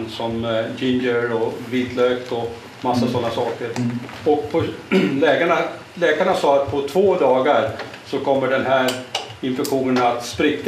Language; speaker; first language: Swedish; non-native, fluent; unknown